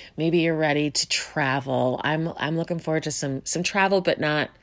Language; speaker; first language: English; native; English